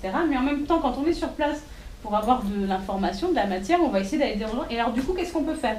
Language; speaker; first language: French; native; French